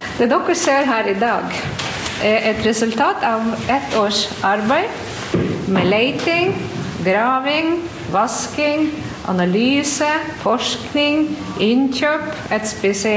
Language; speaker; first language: Norwegian; non-native, fluent; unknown